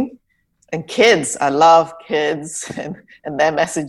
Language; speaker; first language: English; native; English